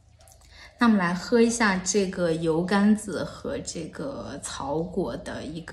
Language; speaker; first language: Chinese; native; Chinese